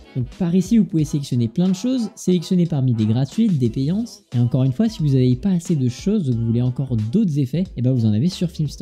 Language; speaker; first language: French; native; French